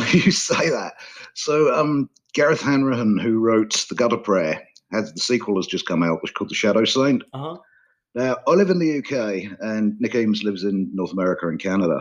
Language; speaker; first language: English; native; English